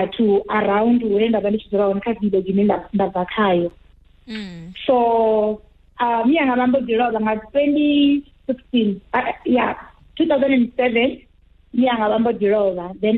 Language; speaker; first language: English; non-native, local second language; Venda